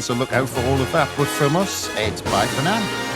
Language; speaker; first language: English; native; English